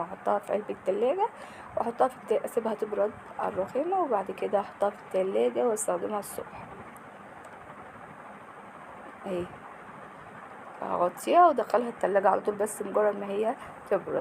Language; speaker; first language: Arabic; native; Arabic